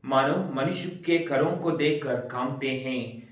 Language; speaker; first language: Hindi; non-native, local second language; Kannada